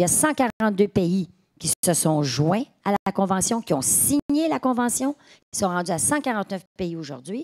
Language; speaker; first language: French; native; French